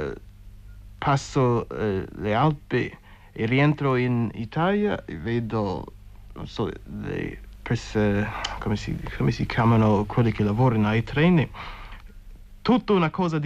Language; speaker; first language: Italian; non-native, fluent; English